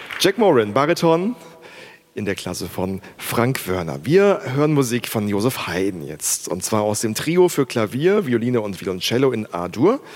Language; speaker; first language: German; native; German